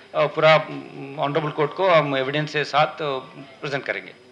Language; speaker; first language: Hindi; non-native, local second language; Telugu